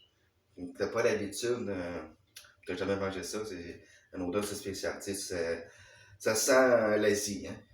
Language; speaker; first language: French; native; French